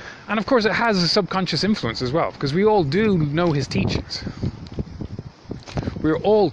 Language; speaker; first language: English; native; English